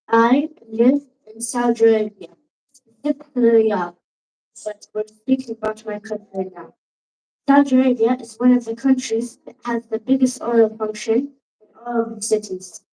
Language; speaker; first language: English; non-native, learner; Arabic